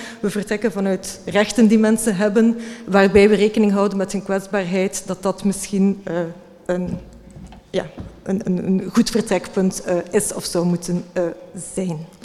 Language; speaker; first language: Dutch; native; Dutch